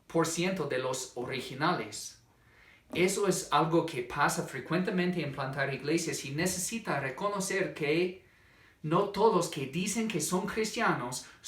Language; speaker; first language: Spanish; non-native, fluent; English